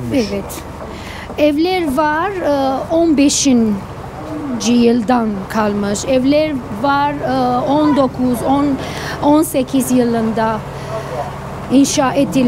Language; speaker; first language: Turkish; non-native, fluent; Arabic